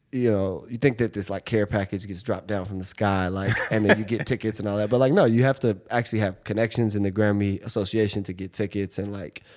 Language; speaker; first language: English; native; English